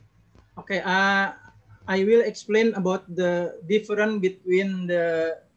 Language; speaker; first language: English; non-native, learner; Indonesian